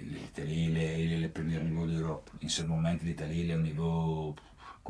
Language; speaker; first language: French; non-native, learner; Italian